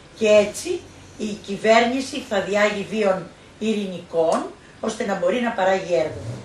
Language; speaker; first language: Greek; native; Greek